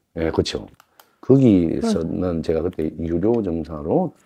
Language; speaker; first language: Korean; native; Korean